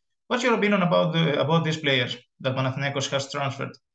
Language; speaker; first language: English; non-native, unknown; Greek